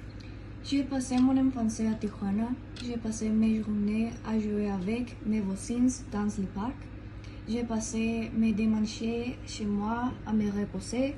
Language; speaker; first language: French; non-native, learner; Spanish